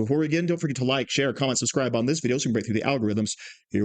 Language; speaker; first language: English; native; English